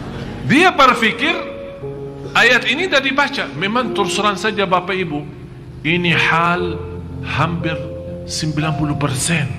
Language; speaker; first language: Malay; non-native, fluent; Arabic